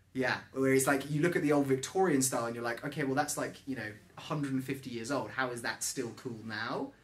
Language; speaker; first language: English; native; English